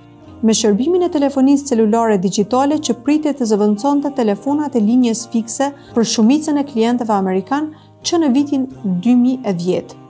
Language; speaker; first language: Albanian; native; Albanian